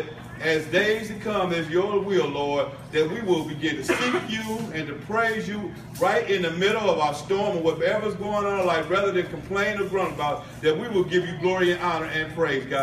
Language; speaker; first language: English; native; English